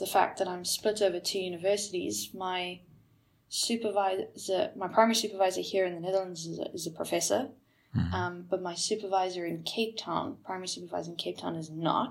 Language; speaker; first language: English; native; English